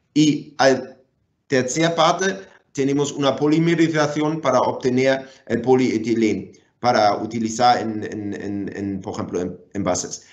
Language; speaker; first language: Spanish; non-native, fluent; German